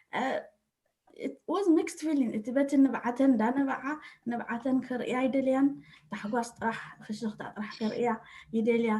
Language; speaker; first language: Tigrinya; early bilingual, heritage; Tigrinya